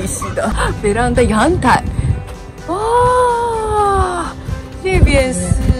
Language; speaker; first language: Chinese; non-native, learner; Japanese